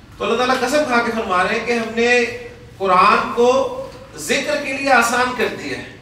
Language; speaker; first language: Urdu; native; Urdu